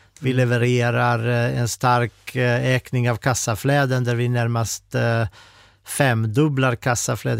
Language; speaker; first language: Swedish; non-native, fluent; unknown